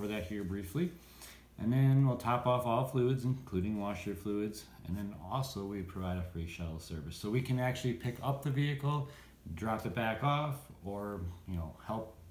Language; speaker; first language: English; native; English